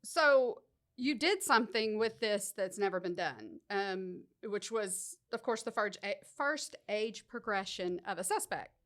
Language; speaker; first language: English; native; English